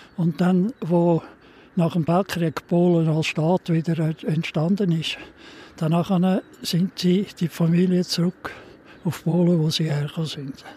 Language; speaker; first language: German; native; German